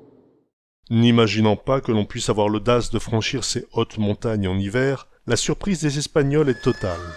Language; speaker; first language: French; native; French